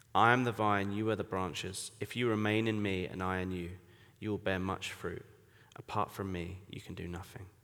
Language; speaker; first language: English; native; English